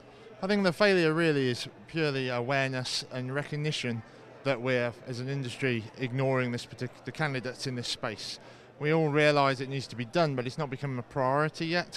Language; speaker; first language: English; native; English